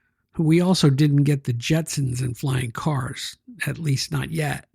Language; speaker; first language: English; native; English